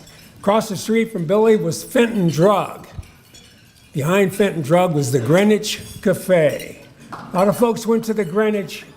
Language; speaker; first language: English; native; English